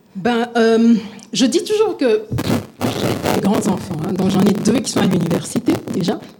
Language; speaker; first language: French; non-native, local second language; Lingala